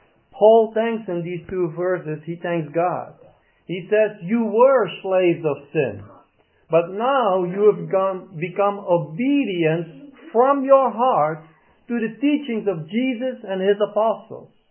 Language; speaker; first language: English; non-native, fluent; Dutch